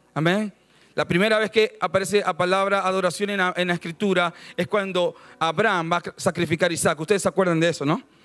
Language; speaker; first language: Spanish; native; Spanish